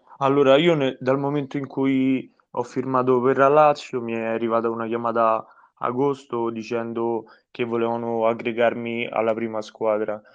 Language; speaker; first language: Italian; native; Italian